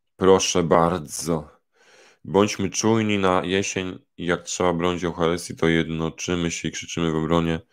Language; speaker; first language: Polish; native; Polish